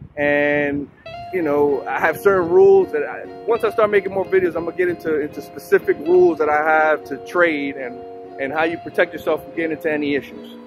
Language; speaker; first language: English; native; English